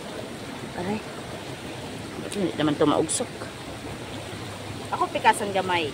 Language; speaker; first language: Filipino; non-native, local second language; Cebuano